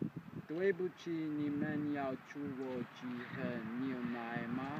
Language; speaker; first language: Chinese; non-native, learner; English